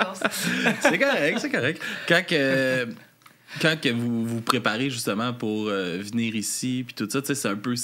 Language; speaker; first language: French; native; French